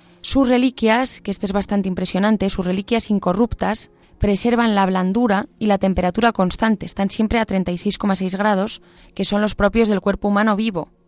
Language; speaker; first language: Spanish; native; Spanish